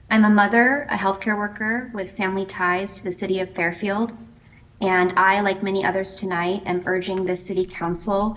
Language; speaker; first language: English; native; English